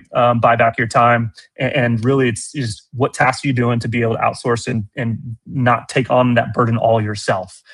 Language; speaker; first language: English; native; English